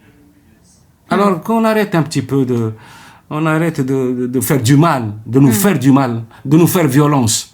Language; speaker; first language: French; non-native, local second language; Arabic